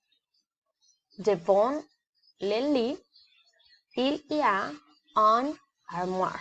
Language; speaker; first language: French; non-native, learner; Spanish